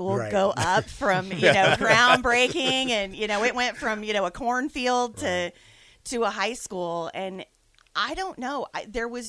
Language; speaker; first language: English; native; English